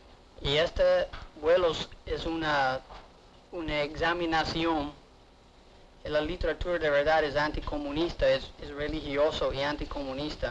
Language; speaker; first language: Spanish; non-native, learner; English